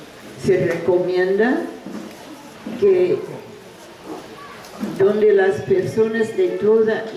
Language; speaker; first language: Spanish; non-native, fluent; English